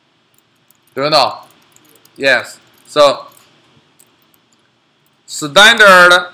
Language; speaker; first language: English; non-native, learner; Chinese